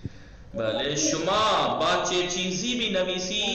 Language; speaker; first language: Persian; non-native, fluent; Urdu